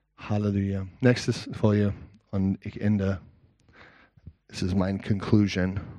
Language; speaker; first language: German; non-native, learner; English